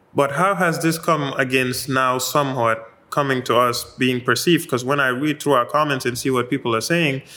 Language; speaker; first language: English; non-native, local second language; Wolof